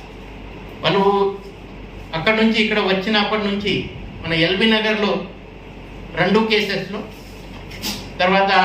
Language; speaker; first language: Telugu; native; Telugu